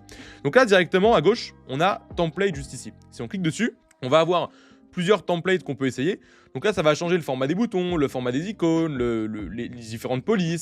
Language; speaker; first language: French; native; French